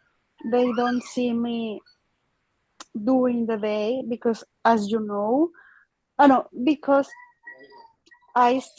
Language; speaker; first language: English; non-native, learner; Spanish